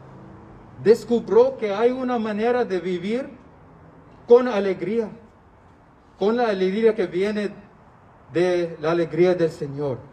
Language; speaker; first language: Spanish; non-native, learner; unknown